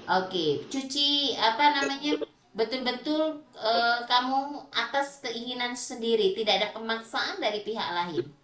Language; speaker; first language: Indonesian; native; Indonesian